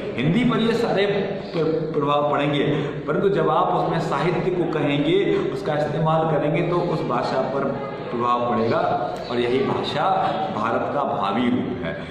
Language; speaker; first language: Hindi; native; Hindi